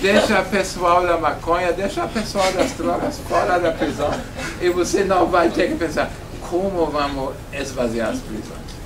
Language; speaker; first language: Portuguese; non-native, fluent; German